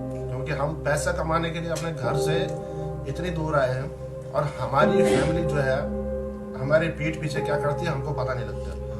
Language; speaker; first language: Hindi; native; Hindi